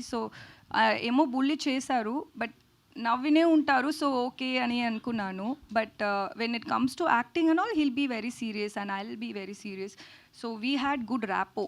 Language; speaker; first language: Telugu; non-native, learner; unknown